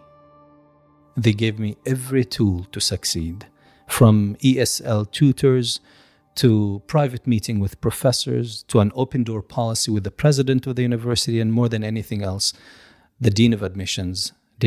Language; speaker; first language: English; non-native, fluent; Hebrew